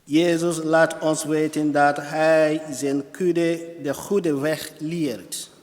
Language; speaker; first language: Dutch; non-native, fluent; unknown